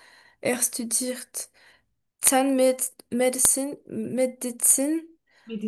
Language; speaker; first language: German; non-native, learner; French